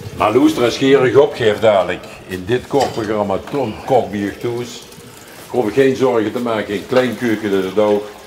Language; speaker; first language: Dutch; native; Dutch